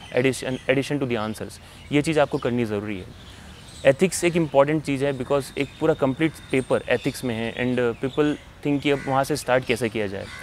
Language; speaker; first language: Hindi; native; Hindi